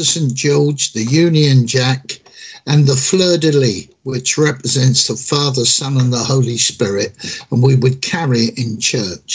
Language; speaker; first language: English; native; English